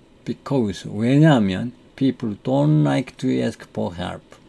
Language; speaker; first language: English; non-native, fluent; Korean